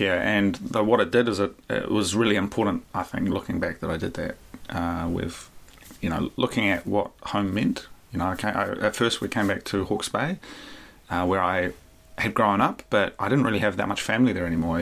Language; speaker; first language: English; native; English